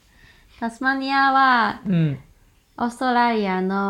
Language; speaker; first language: Japanese; non-native, fluent; Cantonese